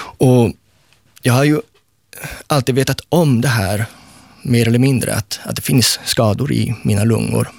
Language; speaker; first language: Swedish; native; Swedish